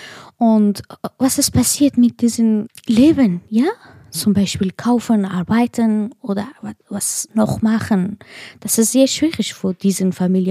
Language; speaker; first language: German; non-native, learner; Persian